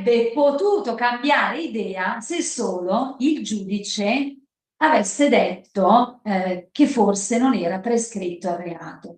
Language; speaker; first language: Italian; native; Italian